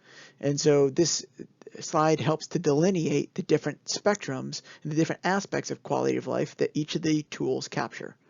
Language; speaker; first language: English; native; English